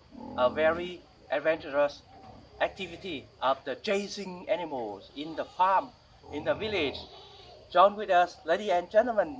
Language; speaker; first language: English; non-native, learner; Vietnamese